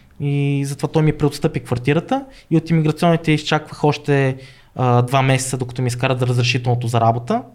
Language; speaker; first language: Bulgarian; native; Bulgarian